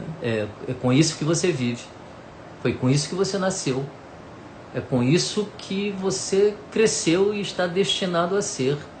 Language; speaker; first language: Portuguese; native; Portuguese